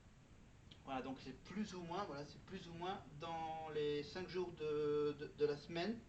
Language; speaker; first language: French; native; French